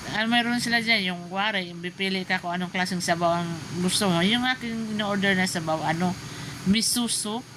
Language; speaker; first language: Filipino; non-native, local second language; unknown